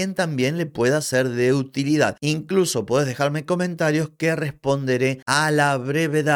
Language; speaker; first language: Spanish; native; Spanish